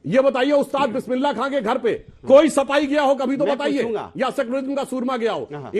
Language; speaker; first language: Hindi; native; Hindi